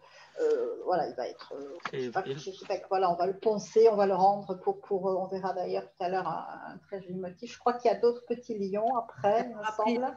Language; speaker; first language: French; native; French